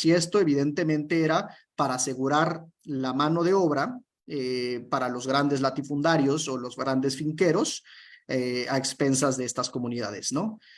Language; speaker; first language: Spanish; native; Spanish